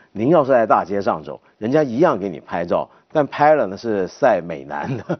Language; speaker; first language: Chinese; native; Chinese